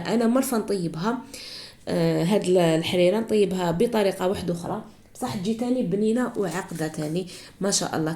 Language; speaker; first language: Arabic; native; Arabic